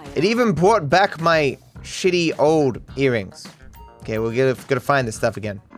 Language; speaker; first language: English; native; English